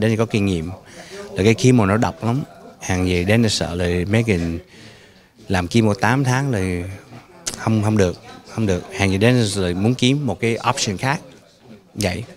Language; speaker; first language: Vietnamese; early bilingual, heritage; Vietnamese